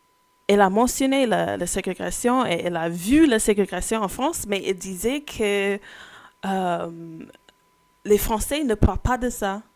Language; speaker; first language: French; non-native, fluent; English